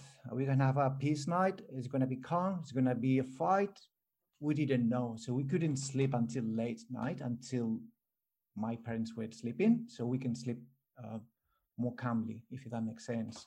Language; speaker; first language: English; non-native, fluent; Spanish